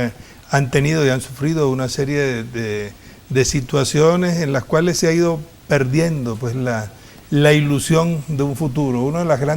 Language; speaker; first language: Spanish; native; Spanish